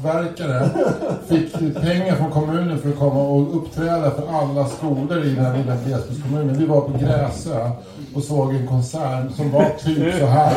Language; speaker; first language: Swedish; native; Swedish